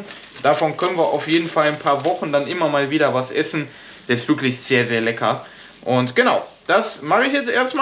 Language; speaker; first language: German; native; German